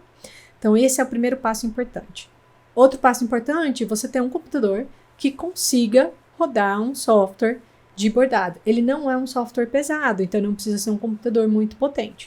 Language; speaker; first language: Portuguese; native; Portuguese